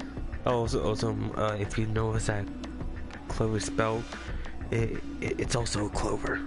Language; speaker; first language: English; native; English